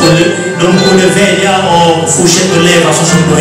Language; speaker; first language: Swedish; non-native, learner; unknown